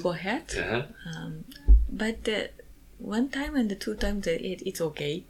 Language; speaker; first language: English; non-native, learner; Japanese